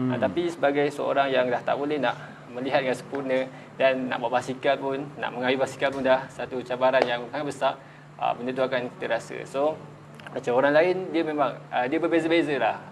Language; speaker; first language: Malay; native; Malay